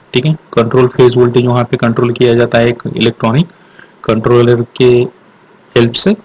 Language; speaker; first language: Hindi; non-native, local second language; Marathi